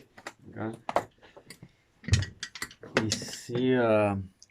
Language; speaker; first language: French; non-native, fluent; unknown